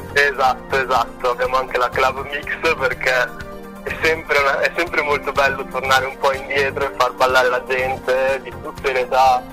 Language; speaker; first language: Italian; early bilingual, other home language; Spanish